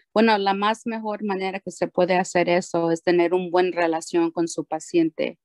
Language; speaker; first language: Spanish; early bilingual, heritage; Spanish